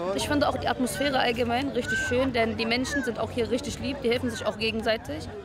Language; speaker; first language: German; early bilingual, other home language; Arabic